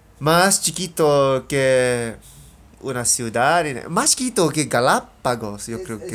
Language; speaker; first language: Spanish; non-native, learner; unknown